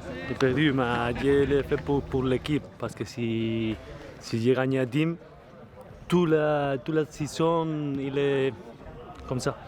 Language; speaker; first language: French; non-native, learner; Spanish